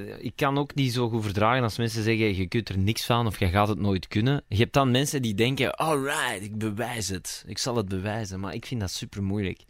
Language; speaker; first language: Dutch; native; Dutch